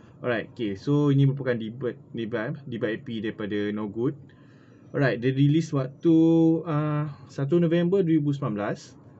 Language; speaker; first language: Malay; native; Malay